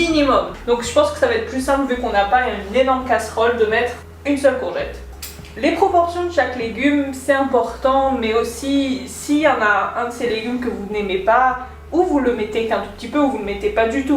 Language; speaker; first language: French; native; French